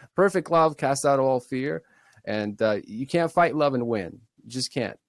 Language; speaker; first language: English; early bilingual, other home language; Russian